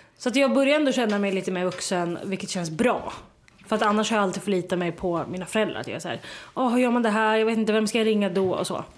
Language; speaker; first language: Swedish; native; Swedish